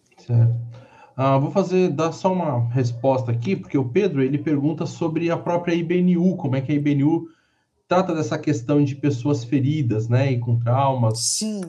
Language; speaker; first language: Portuguese; native; Portuguese